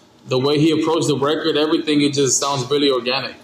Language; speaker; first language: English; early bilingual, other home language; Spanish